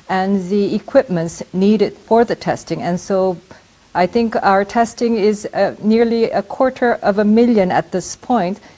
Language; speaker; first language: English; non-native, fluent; Korean